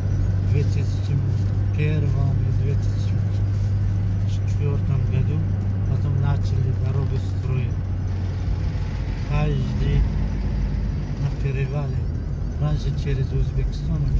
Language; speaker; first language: Russian; non-native, local second language; Tajik